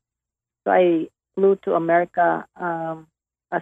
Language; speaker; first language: English; non-native, local second language; Hiligaynon